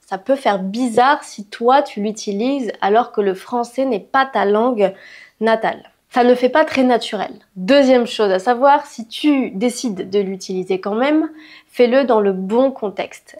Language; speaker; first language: French; native; French